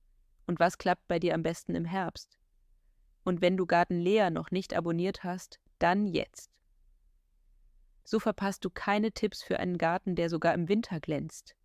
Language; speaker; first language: German; native; German